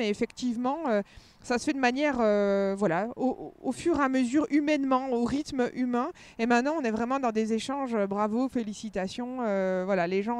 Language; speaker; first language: French; native; French